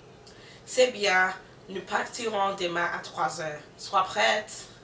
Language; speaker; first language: French; non-native, learner; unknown